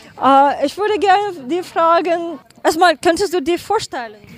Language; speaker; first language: German; non-native, learner; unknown